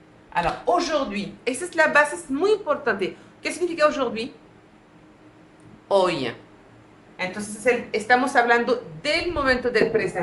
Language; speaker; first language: Spanish; non-native, fluent; French